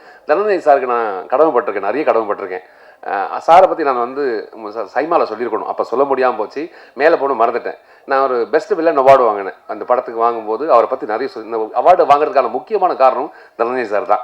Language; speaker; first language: Tamil; native; Tamil